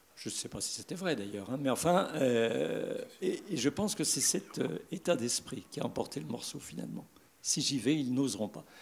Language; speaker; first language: French; native; French